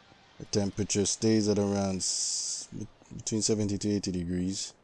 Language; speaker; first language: English; native; English